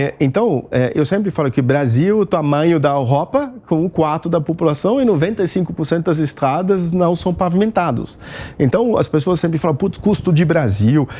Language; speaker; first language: Portuguese; non-native, fluent; German